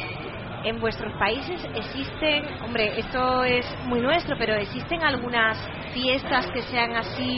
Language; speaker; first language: Spanish; native; Spanish